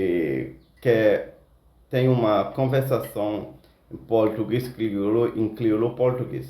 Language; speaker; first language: Portuguese; non-native, fluent; Haitian Creole